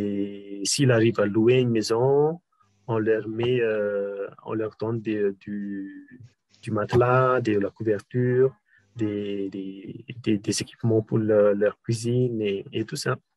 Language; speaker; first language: French; non-native, local second language; Malagasy